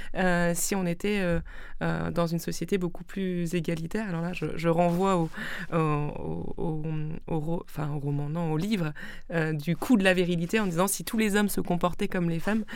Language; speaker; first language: French; non-native, local second language; Swiss German